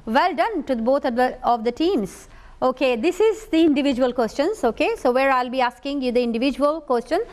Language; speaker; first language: English; non-native, local second language; Urdu